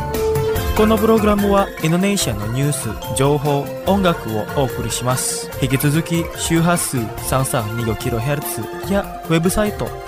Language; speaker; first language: Japanese; non-native, fluent; Indonesian